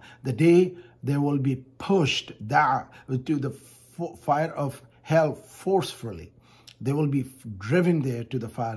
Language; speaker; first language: English; non-native, fluent; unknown